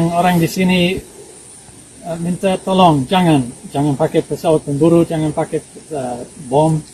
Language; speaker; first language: Indonesian; non-native, learner; English